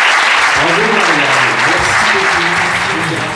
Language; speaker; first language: French; native; French